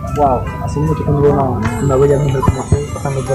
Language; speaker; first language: Spanish; non-native, learner; Haitian Creole